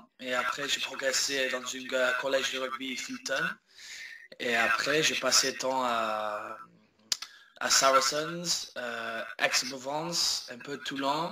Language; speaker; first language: French; early bilingual, heritage; English